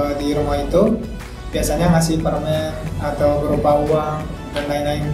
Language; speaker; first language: Malay; non-native, fluent; Turkmen